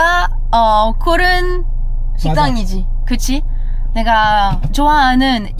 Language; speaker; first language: Korean; non-native, fluent; French